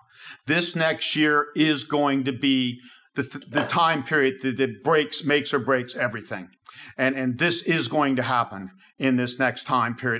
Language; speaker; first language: English; native; English